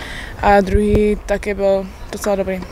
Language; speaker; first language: Czech; early bilingual, heritage; Czech